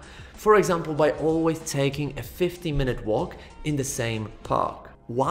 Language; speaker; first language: English; non-native, fluent; Polish